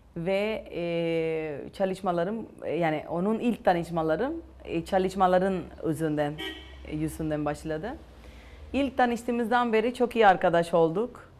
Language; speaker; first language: Turkish; non-native, fluent; Spanish